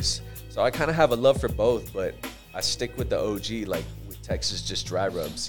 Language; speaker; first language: English; native; English